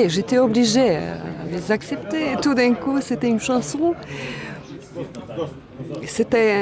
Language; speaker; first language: French; non-native, fluent; Bosnian